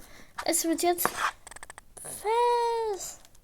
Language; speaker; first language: German; native; German